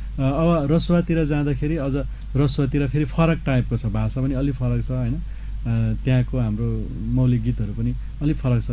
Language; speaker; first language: Nepali; non-native, local second language; Eastern Tamang